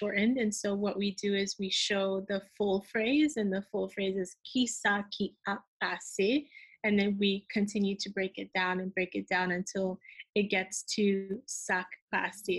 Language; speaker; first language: English; early bilingual, other home language; Haitian Creole